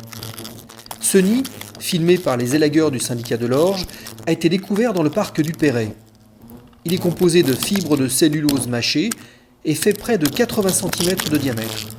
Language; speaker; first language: French; native; French